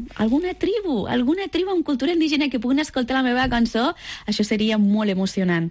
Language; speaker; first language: Catalan; native; Catalan